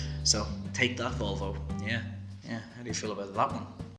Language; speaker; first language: English; native; English